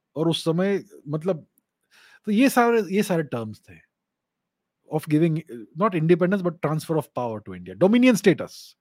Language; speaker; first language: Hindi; non-native, local second language; Gujarati